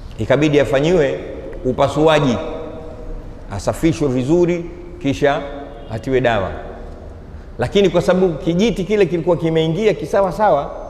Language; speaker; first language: Swahili; native; Swahili